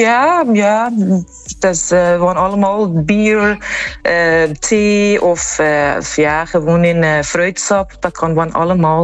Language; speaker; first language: Dutch; non-native, fluent; Persian